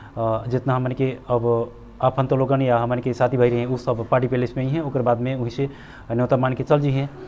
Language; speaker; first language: Bhojpuri; non-native, local second language; Dangaura Tharu